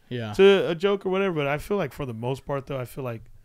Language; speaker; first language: English; native; English